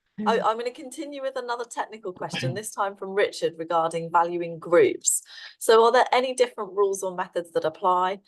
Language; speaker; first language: English; native; English